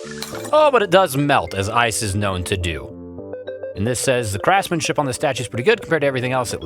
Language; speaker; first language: English; native; English